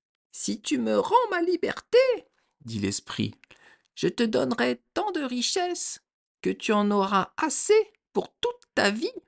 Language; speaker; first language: French; native; French